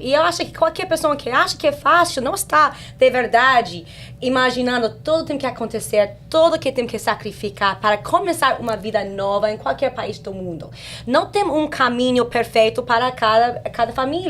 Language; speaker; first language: Portuguese; non-native, fluent; English